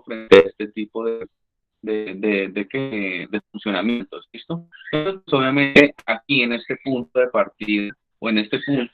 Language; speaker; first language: Spanish; native; Spanish